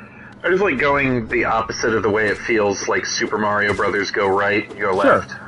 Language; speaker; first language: English; native; English